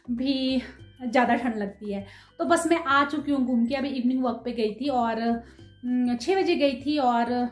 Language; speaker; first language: Hindi; non-native, local second language; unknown